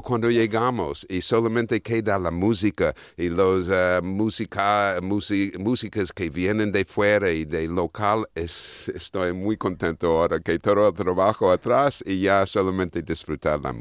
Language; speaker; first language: Spanish; non-native, fluent; English